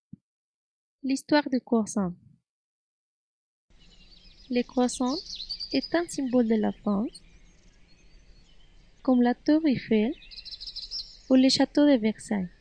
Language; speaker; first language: French; non-native, fluent; Spanish